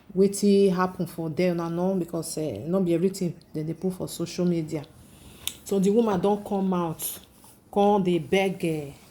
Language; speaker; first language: Nigerian Pidgin; native; Nigerian Pidgin